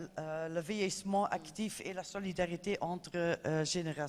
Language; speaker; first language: French; non-native, fluent; Dutch